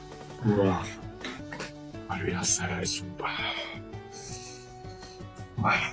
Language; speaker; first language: Indonesian; non-native, fluent; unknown